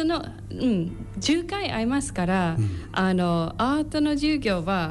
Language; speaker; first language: Japanese; non-native, learner; English